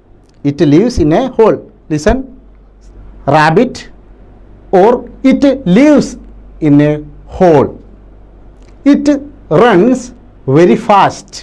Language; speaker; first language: English; non-native, local second language; Malayalam